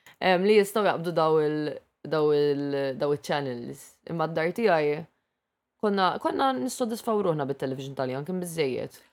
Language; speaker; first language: Maltese; native; Maltese